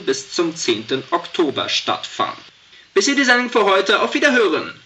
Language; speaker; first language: German; native; German